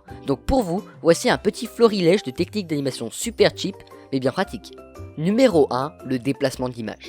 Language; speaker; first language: French; native; French